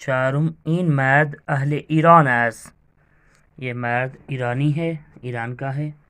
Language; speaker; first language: Persian; non-native, learner; Urdu